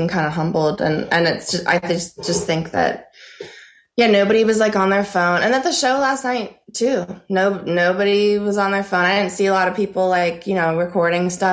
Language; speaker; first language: English; native; English